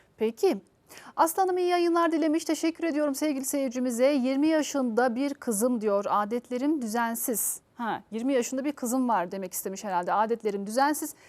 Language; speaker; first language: Turkish; native; Turkish